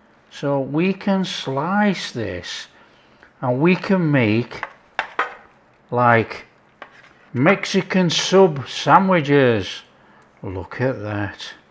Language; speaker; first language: English; native; English